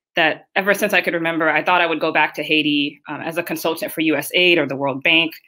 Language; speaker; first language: English; early bilingual, other home language; Haitian Creole